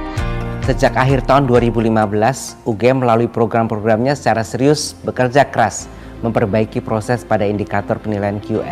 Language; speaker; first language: Indonesian; native; Indonesian